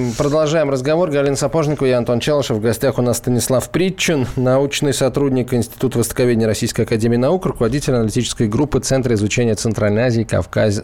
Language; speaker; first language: Russian; native; Russian